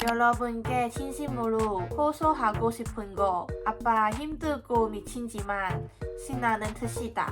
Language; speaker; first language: Korean; non-native, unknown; Cantonese